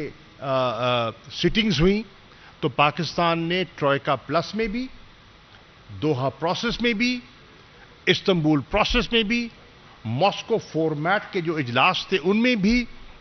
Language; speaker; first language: Urdu; non-native, local second language; Saraiki